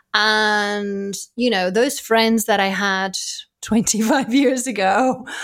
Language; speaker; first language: English; non-native, fluent; Spanish